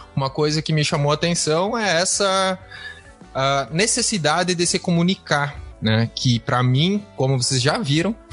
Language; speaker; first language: Portuguese; native; Portuguese